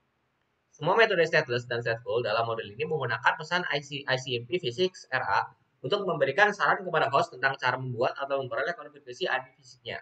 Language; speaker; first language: Indonesian; native; Indonesian